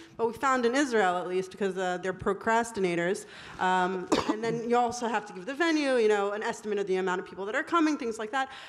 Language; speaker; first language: English; non-native, fluent; Hebrew